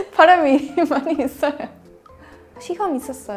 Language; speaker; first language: Korean; non-native, learner; Spanish